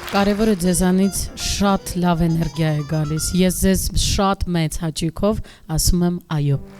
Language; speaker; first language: Armenian; native; Armenian